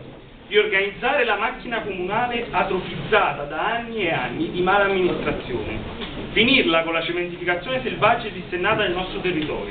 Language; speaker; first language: Italian; native; Italian